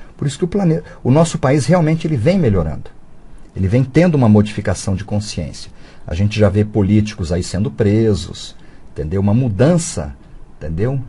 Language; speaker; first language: Portuguese; early bilingual, other home language; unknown